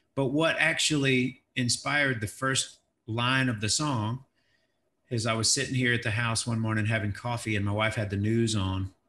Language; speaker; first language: English; native; English